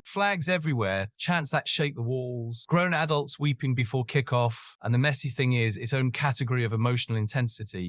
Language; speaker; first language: English; native; English